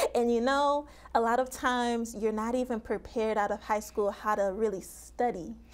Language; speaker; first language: English; native; English